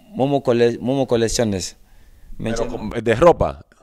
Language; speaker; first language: Spanish; non-native, fluent; French